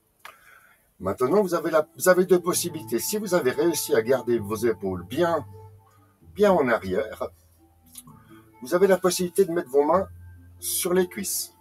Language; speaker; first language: French; native; French